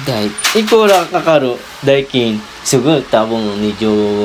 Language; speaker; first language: Japanese; non-native, learner; Filipino